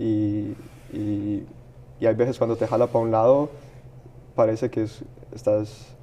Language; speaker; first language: Spanish; early bilingual, heritage; Spanish